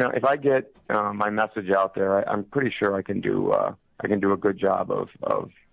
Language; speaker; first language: English; native; English